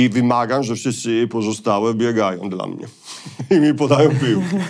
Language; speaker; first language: Polish; non-native, fluent; Italian